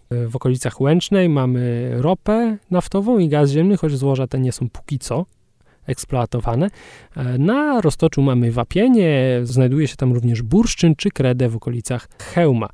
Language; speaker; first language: Polish; native; Polish